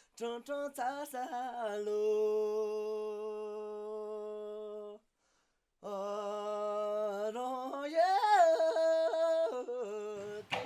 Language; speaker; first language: Chinese; native; Chinese